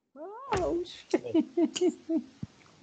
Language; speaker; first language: Italian; non-native, learner; Spanish